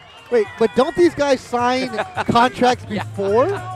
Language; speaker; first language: English; early bilingual, other home language; Spanish